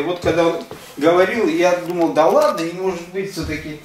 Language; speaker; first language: Russian; native; Russian